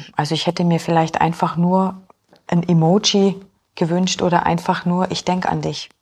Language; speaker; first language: German; early bilingual, other home language; Polish